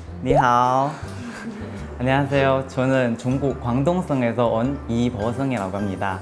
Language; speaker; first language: Korean; non-native, fluent; Chinese